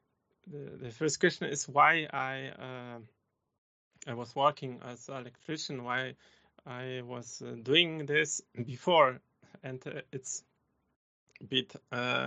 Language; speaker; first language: English; non-native, learner; Polish